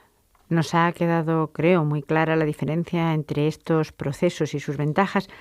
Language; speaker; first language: Spanish; native; Spanish